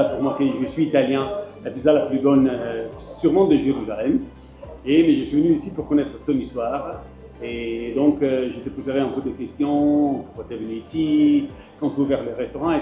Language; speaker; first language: French; non-native, fluent; Italian